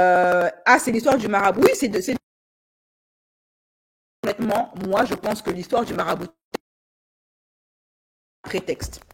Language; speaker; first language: French; native; French